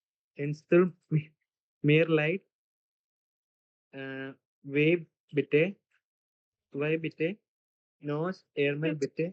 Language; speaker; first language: German; non-native, learner; Malayalam